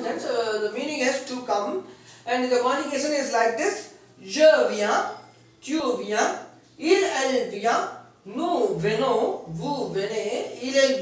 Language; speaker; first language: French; non-native, fluent; Tamil